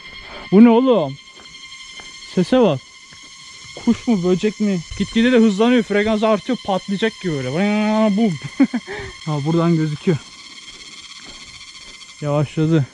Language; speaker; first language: Turkish; native; Turkish